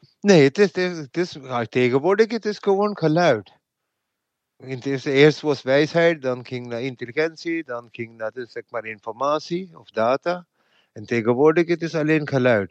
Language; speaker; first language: Dutch; non-native, fluent; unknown